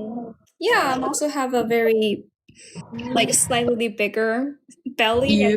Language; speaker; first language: English; non-native, fluent; Chinese